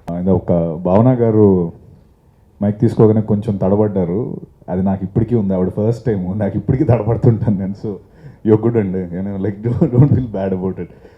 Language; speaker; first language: Telugu; native; Telugu